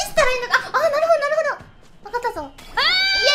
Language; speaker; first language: Japanese; native; Japanese